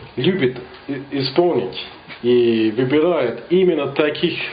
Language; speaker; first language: Russian; non-native, learner; English